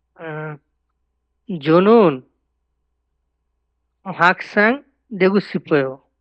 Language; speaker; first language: Korean; non-native, learner; Bangla